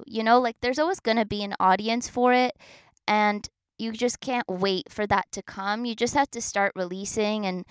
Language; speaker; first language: English; native; English